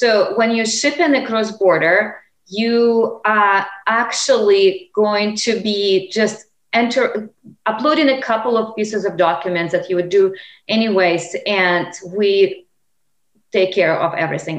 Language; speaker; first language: English; non-native, fluent; Russian